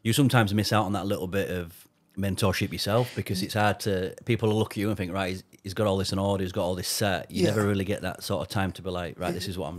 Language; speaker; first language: English; native; English